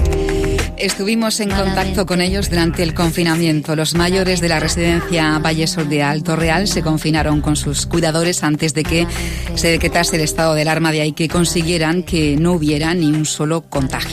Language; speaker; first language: Spanish; native; Spanish